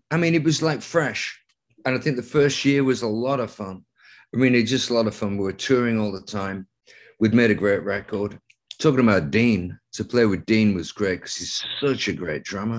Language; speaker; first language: English; native; English